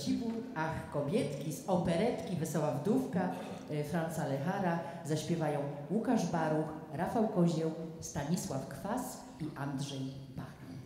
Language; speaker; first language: Polish; native; Polish